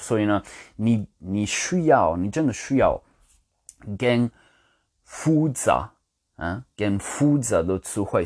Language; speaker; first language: Chinese; non-native, learner; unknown